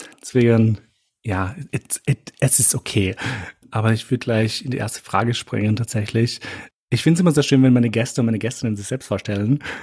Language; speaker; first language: German; early bilingual, other home language; Albanian